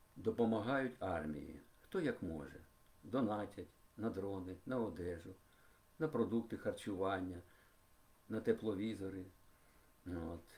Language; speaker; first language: Ukrainian; native; Ukrainian